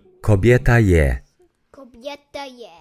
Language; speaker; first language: Polish; non-native, learner; English